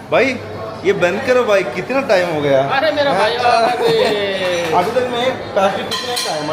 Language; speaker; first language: Hindi; non-native, local second language; Malayalam